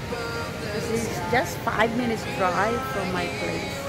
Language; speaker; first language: English; non-native, learner; Filipino